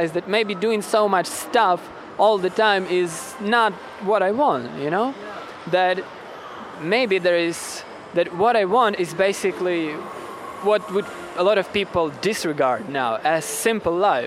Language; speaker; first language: English; non-native, fluent; Ukrainian